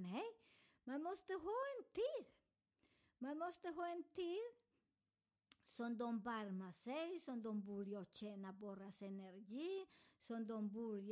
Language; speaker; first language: Swedish; non-native, fluent; Spanish